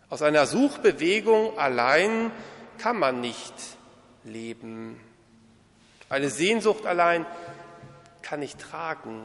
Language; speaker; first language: German; native; German